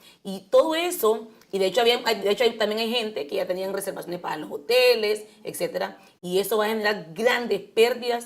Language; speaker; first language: Spanish; native; Spanish